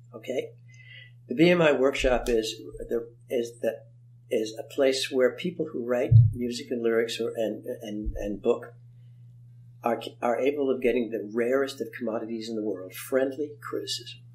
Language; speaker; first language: English; native; English